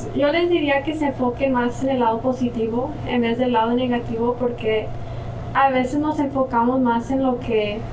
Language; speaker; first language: Spanish; early bilingual, other home language; English